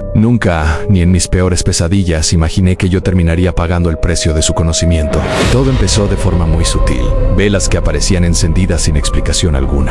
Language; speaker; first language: Spanish; native; Spanish